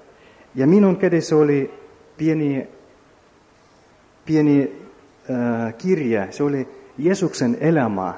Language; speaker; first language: Finnish; non-native, learner; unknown